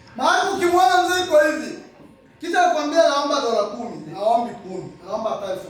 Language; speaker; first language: Swahili; non-native, local second language; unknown